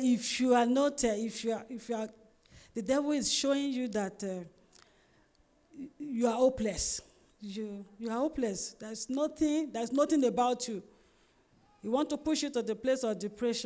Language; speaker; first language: English; non-native, local second language; Yoruba